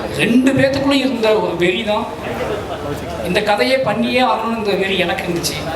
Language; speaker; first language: Tamil; native; Tamil